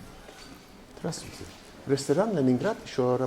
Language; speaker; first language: Russian; non-native, learner; English